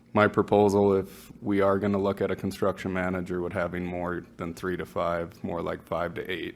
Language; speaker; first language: English; native; English